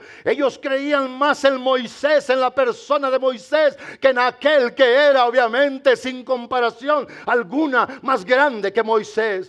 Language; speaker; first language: Spanish; native; Spanish